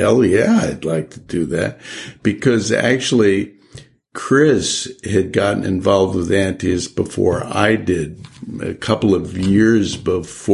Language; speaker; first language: English; native; English